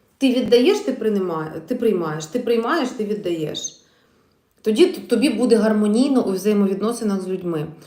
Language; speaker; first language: Ukrainian; non-native, local second language; Russian